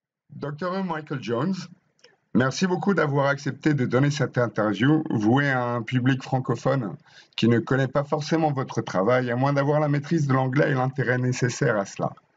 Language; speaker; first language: French; native; French